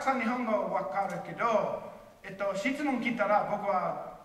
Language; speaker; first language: Japanese; non-native, learner; English